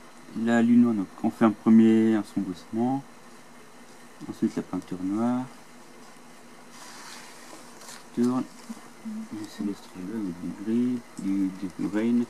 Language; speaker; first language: French; native; French